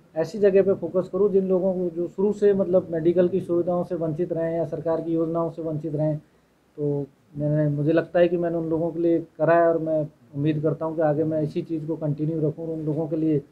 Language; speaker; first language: Hindi; native; Hindi